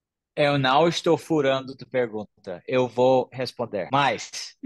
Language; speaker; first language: Portuguese; non-native, fluent; English